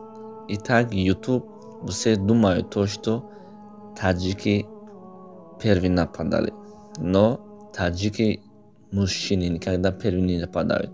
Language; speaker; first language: Russian; non-native, learner; Tajik